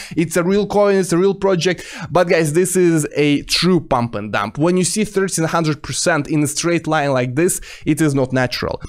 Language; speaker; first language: English; non-native, fluent; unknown